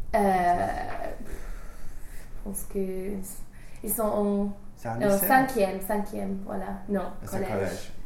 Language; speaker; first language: French; non-native, learner; English